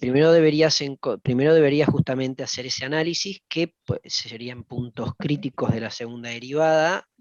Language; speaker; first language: Spanish; native; Spanish